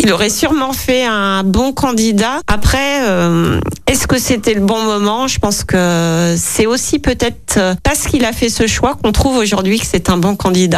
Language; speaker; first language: French; native; French